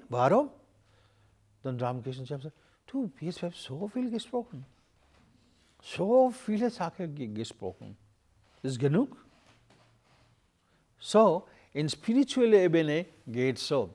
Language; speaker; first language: German; non-native, learner; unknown